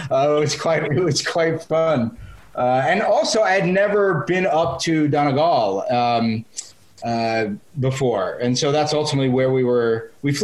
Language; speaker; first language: English; native; English